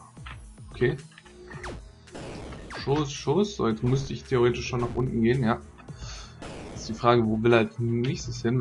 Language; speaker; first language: German; native; German